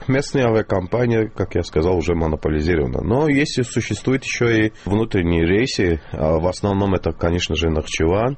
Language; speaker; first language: Russian; non-native, local second language; Azerbaijani